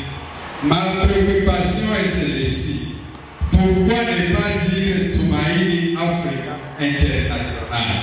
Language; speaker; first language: French; non-native, local second language; Swahili